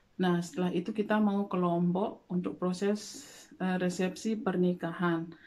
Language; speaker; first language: Indonesian; native; Indonesian